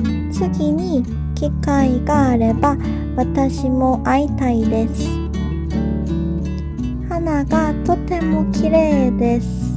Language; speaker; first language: Japanese; non-native, fluent; Korean